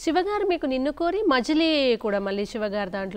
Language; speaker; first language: Telugu; native; Telugu